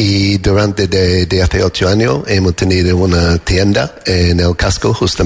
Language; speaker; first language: Spanish; non-native, learner; English